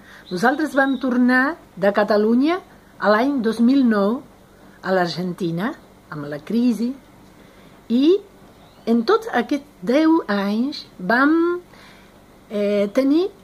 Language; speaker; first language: Catalan; non-native, fluent; Spanish